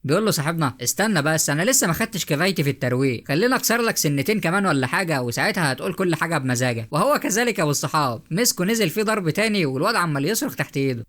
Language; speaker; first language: Arabic; native; Arabic